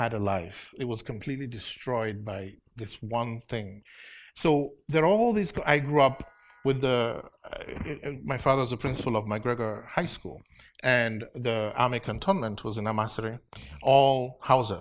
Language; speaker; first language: English; native; English